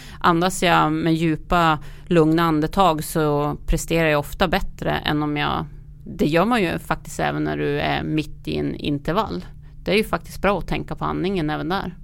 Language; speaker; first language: Swedish; native; Swedish